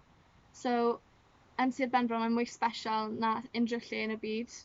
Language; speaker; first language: Welsh; non-native, local second language; English